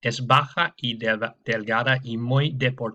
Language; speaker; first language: Spanish; non-native, fluent; English